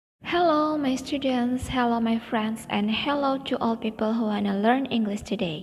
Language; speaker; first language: English; non-native, fluent; Indonesian